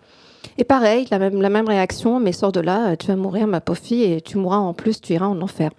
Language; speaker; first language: French; non-native, local second language; Arabic